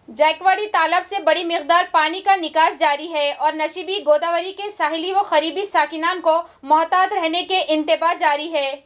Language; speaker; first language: Urdu; native; Urdu